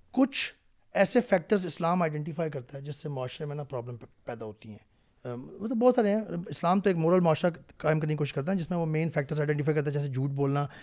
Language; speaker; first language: Urdu; native; Urdu